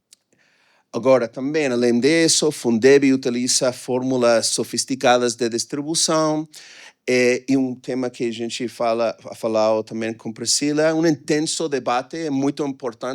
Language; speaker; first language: Portuguese; non-native, fluent; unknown